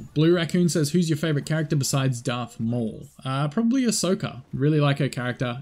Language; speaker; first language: English; native; English